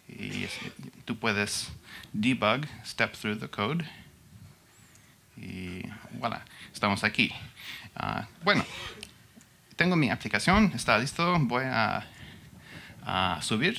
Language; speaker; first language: Spanish; non-native, learner; English